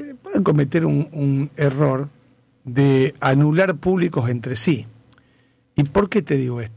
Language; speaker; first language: Spanish; native; Spanish